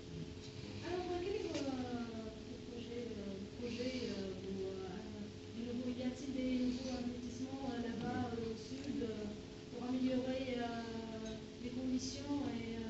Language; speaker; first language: French; non-native, local second language; Arabic